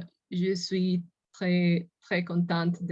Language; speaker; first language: French; non-native, learner; Spanish